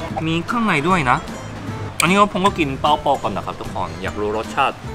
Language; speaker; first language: Thai; non-native, fluent; Korean